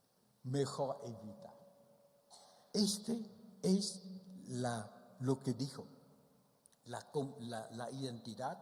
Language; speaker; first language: Spanish; non-native, fluent; Vietnamese